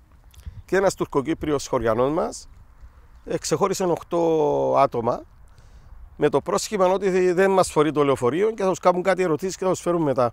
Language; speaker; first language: Greek; native; Greek